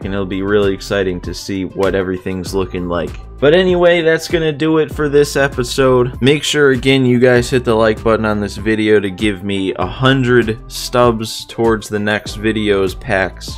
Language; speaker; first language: English; native; English